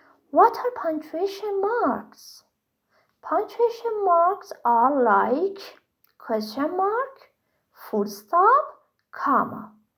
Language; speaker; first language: English; non-native, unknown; Persian